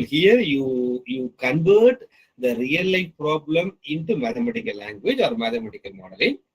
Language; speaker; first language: English; non-native, local second language; Tamil